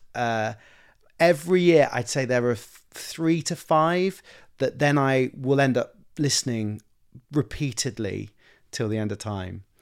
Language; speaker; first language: English; native; English